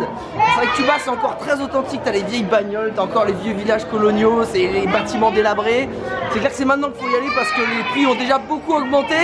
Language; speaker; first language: French; native; French